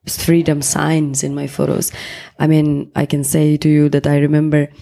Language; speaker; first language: English; non-native, fluent; Persian